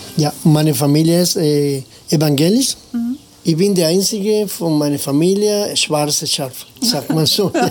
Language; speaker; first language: German; non-native, fluent; Spanish